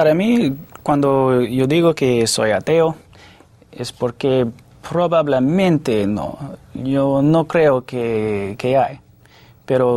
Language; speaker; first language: Spanish; non-native, fluent; English